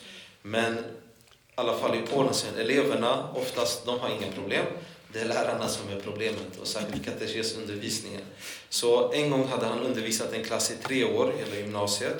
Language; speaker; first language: Swedish; non-native, fluent; Polish